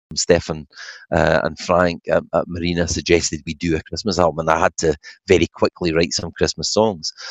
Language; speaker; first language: English; native; English